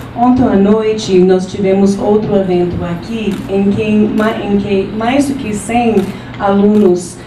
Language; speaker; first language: Portuguese; non-native, fluent; English